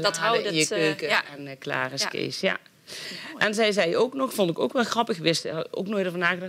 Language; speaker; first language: Dutch; native; Dutch